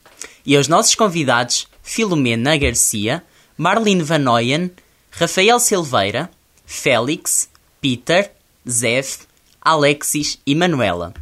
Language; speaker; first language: Portuguese; native; Portuguese